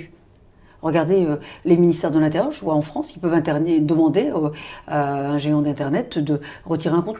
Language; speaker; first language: French; native; French